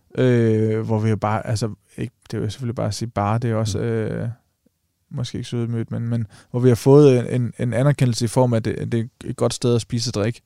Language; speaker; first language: Danish; native; Danish